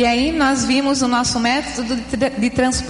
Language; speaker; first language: Portuguese; native; Portuguese